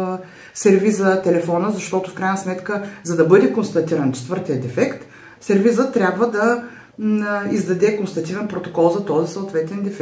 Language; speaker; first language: Bulgarian; native; Bulgarian